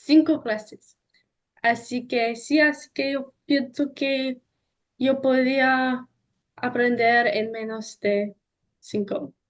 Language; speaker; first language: Spanish; non-native, learner; English